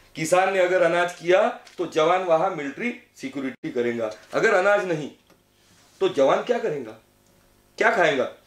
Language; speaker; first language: Hindi; non-native, local second language; Marathi